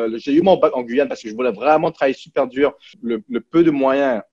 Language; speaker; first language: French; early bilingual, other home language; Cantonese